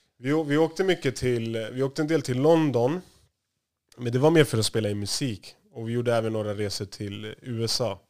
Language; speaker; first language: Swedish; native; Swedish